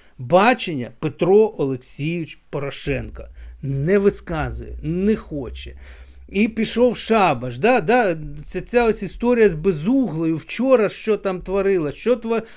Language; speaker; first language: Ukrainian; native; Ukrainian